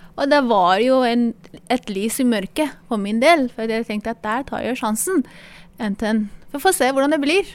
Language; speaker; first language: Norwegian; non-native, fluent; Persian